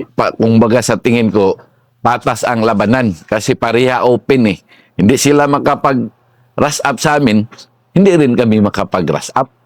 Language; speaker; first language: Filipino; non-native, local second language; Cebuano